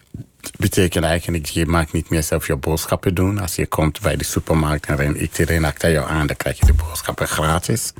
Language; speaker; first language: Dutch; non-native, fluent; English